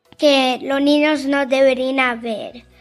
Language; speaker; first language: Spanish; early bilingual, heritage; Spanish